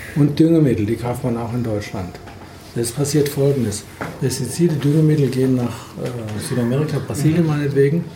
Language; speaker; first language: German; native; German